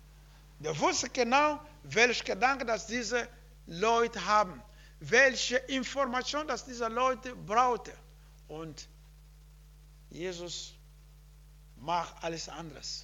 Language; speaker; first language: German; non-native, learner; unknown